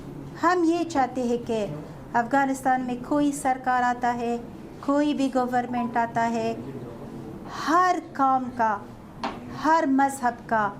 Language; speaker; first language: Hindi; non-native, fluent; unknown